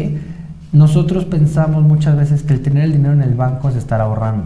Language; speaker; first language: Spanish; native; Spanish